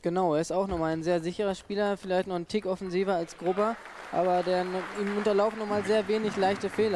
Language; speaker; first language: German; native; German